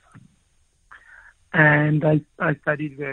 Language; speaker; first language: English; non-native, local second language; Afrikaans